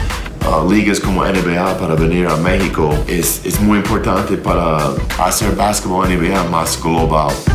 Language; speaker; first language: Spanish; non-native, fluent; English